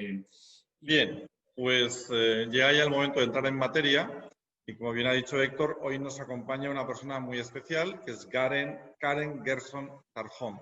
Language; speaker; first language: Spanish; native; Spanish